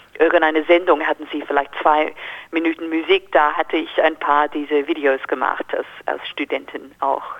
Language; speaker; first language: German; non-native, learner; English